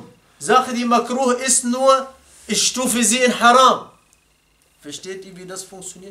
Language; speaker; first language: German; non-native, fluent; Arabic